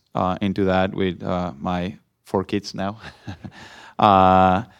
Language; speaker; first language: English; non-native, fluent; Spanish